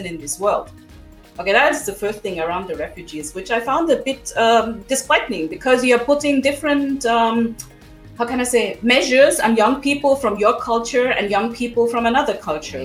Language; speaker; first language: English; non-native, local second language; German